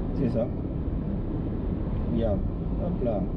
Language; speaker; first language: French; native; French